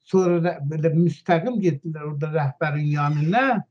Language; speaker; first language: Turkish; non-native, fluent; Azerbaijani